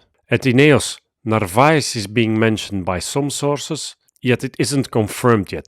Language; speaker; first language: English; non-native, fluent; Dutch